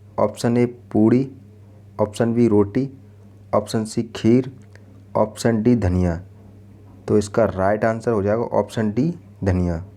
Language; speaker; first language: Hindi; native; Hindi